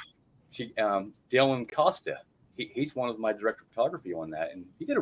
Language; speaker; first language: English; native; English